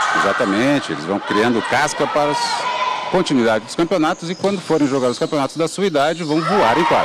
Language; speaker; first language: Portuguese; native; Portuguese